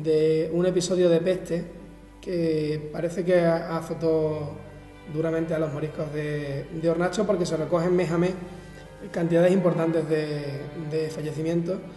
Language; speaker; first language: Spanish; native; Spanish